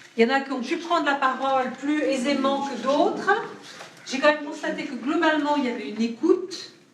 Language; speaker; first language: French; native; French